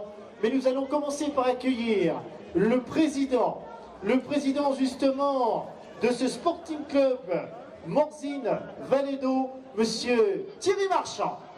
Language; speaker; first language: French; native; French